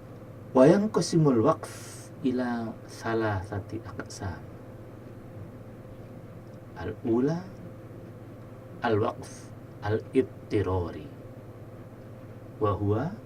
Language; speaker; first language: Arabic; non-native, fluent; Indonesian